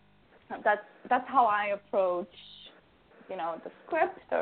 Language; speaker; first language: English; non-native, fluent; Swiss German